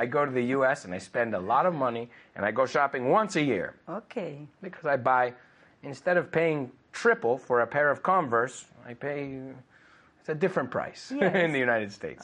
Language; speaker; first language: English; non-native, fluent; Spanish